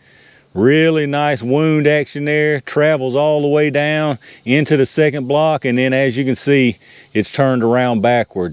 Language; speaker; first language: English; native; English